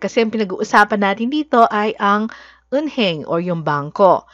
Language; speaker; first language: Filipino; native; Filipino